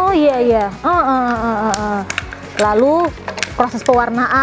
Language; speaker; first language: Indonesian; native; Indonesian